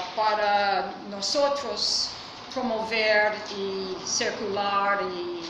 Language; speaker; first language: Spanish; non-native, learner; English